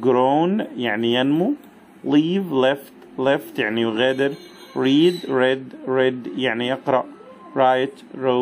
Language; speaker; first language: Arabic; native; Arabic